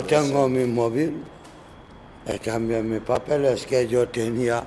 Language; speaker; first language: Spanish; non-native, learner; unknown